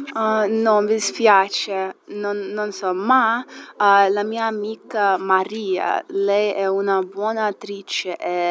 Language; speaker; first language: Italian; non-native, learner; English